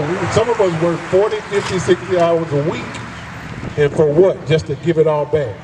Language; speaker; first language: English; native; English